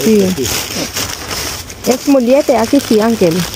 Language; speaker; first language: Spanish; non-native, learner; Filipino